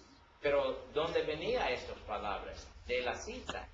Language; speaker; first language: Spanish; non-native, learner; English